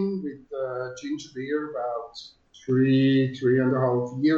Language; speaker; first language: English; non-native, fluent; Swiss German